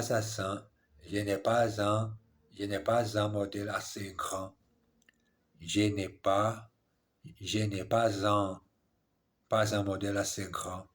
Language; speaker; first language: French; non-native, learner; English